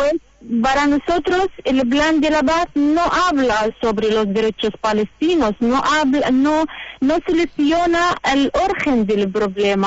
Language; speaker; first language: Spanish; non-native, learner; Arabic